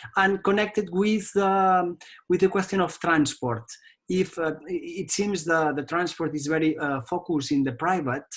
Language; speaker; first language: English; non-native, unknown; Catalan